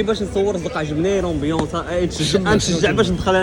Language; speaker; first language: Arabic; native; Arabic